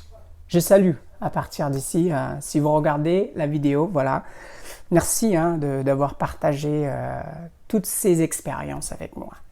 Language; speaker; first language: French; non-native, fluent; Indonesian